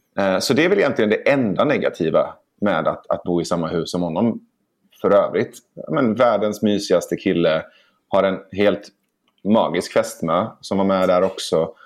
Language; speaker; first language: Swedish; early bilingual, other home language; Persian